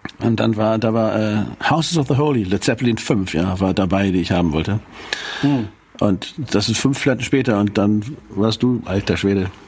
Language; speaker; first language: German; native; German